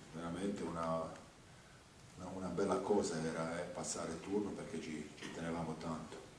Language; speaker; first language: Italian; non-native, fluent; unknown